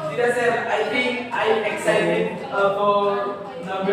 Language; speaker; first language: English; non-native, learner; Indonesian